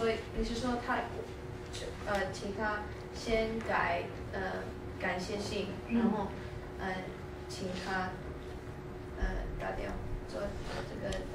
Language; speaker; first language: Chinese; non-native, learner; English